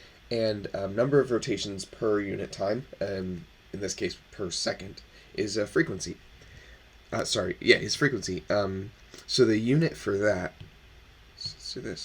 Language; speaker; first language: English; native; English